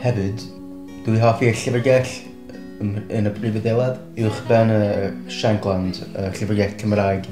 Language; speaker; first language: Welsh; non-native, fluent; English